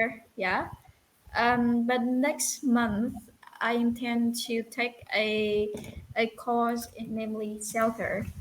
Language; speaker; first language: English; non-native, fluent; Vietnamese